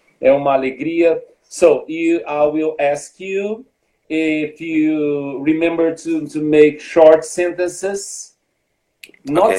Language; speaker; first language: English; non-native, fluent; Portuguese